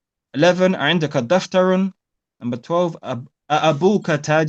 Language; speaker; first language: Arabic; non-native, fluent; English